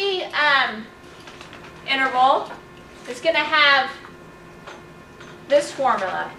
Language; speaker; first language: English; native; English